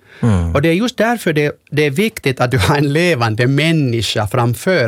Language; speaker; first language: Swedish; non-native, local second language; Finnish